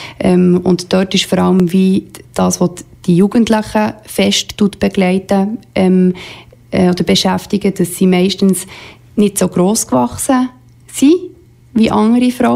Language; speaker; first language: German; native; German